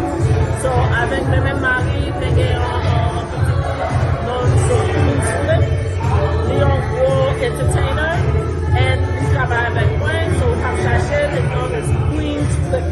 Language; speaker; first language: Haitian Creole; early bilingual, heritage; Haitian Creole